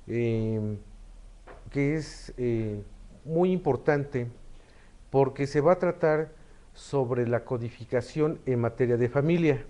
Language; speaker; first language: Spanish; native; Spanish